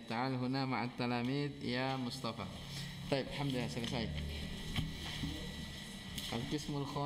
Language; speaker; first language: Arabic; non-native, fluent; Indonesian